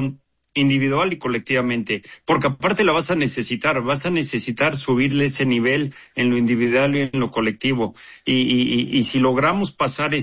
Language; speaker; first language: Spanish; native; Spanish